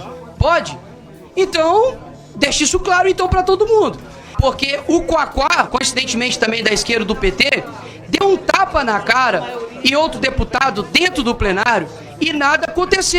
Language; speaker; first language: Portuguese; native; Portuguese